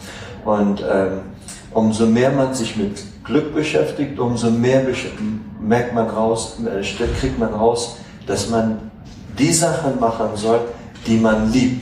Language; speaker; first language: German; non-native, fluent; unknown